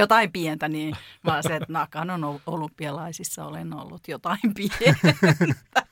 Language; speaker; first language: Finnish; native; Finnish